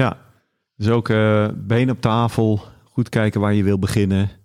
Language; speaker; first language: Dutch; native; Dutch